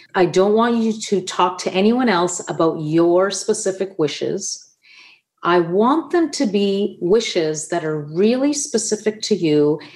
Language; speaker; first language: English; non-native, fluent; Italian